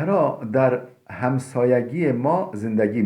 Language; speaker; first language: Persian; non-native, fluent; Turkish